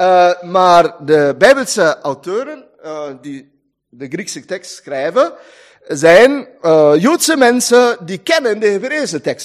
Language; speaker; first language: Dutch; non-native, fluent; German